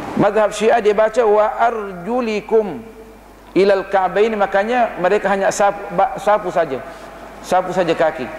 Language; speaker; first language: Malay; non-native, fluent; Arabic